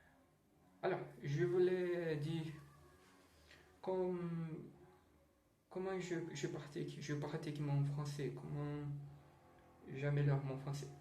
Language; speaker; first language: French; non-native, learner; Portuguese